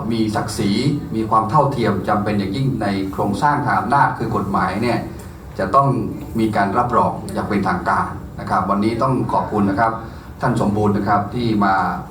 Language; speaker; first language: Thai; non-native, local second language; Karen languages